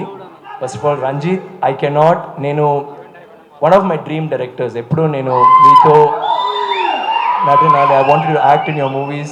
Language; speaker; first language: Telugu; non-native, local second language; Tamil